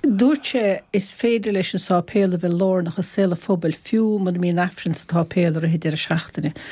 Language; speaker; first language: Irish; native; Irish